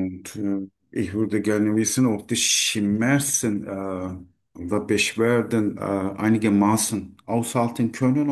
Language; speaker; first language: German; non-native, learner; Turkish